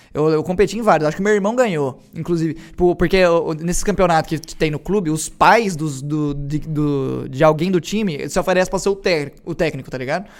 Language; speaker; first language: Portuguese; native; Portuguese